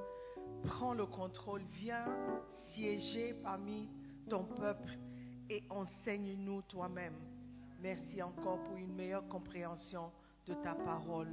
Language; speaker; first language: French; non-native, fluent; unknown